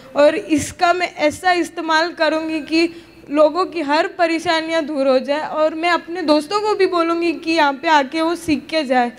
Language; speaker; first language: Hindi; non-native, local second language; Kannada